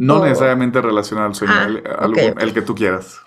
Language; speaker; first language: Spanish; native; Spanish